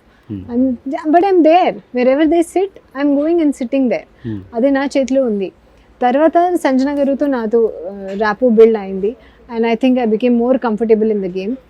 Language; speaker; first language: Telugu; non-native, learner; Hindi